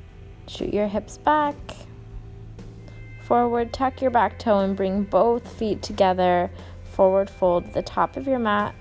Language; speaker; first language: English; native; English